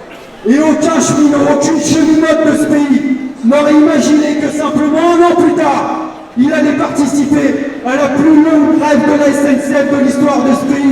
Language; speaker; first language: French; native; French